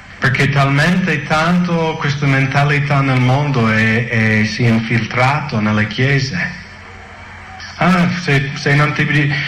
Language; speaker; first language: Italian; non-native, fluent; English